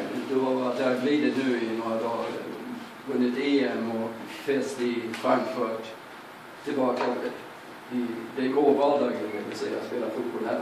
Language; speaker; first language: Swedish; native; Swedish